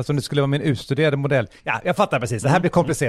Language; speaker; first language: Swedish; native; Swedish